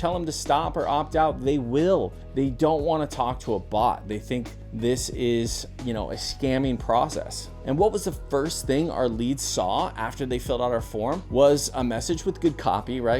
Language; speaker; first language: English; native; English